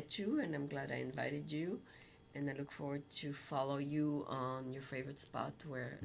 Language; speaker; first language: English; non-native, fluent; French